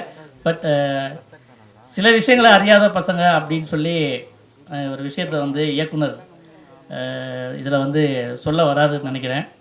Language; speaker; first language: Tamil; native; Tamil